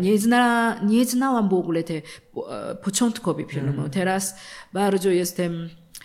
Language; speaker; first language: Polish; non-native, learner; Korean